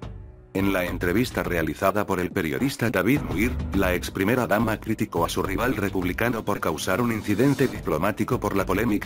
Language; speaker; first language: Spanish; native; Spanish